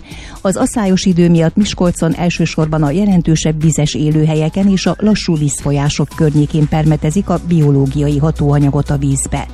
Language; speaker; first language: Hungarian; native; Hungarian